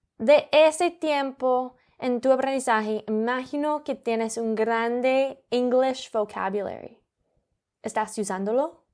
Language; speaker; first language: Spanish; non-native, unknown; English